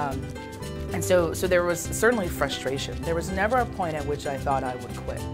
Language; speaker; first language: English; native; English